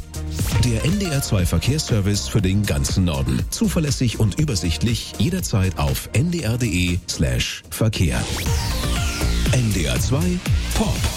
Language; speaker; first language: German; native; German